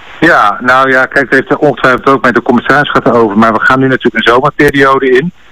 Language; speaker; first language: Dutch; native; Dutch